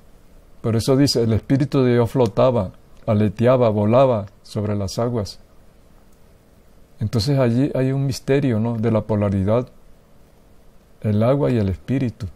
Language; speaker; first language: Spanish; native; Spanish